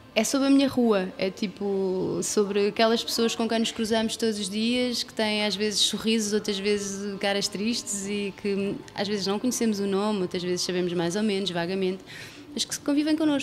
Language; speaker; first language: Portuguese; native; Portuguese